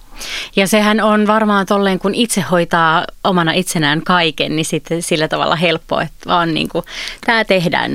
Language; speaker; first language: Finnish; native; Finnish